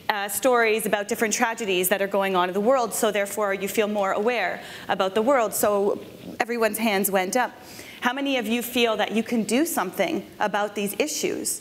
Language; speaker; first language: English; native; English